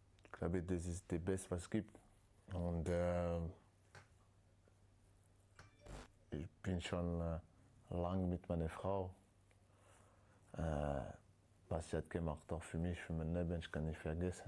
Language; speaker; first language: German; non-native, learner; French